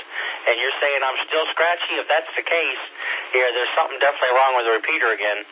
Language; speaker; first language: English; native; English